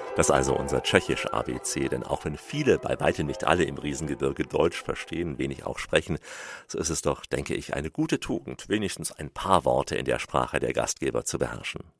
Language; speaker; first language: German; native; German